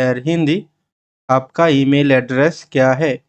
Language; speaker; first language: Hindi; non-native, learner; Bangla